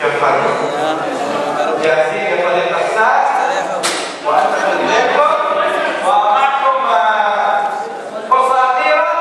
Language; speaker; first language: Arabic; native; Arabic